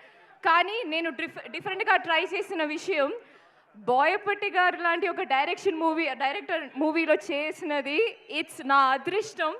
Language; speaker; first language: Telugu; non-native, learner; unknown